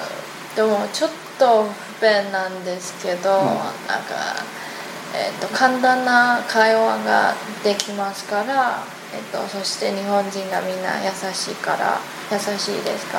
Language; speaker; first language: Japanese; non-native, learner; Chinese